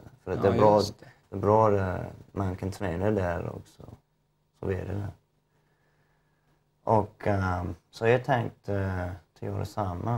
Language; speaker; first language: Swedish; non-native, fluent; English